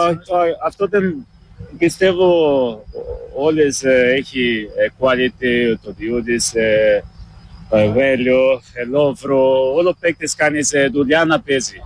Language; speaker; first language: Greek; non-native, learner; Portuguese